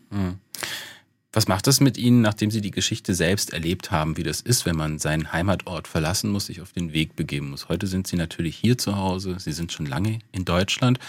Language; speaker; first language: German; native; German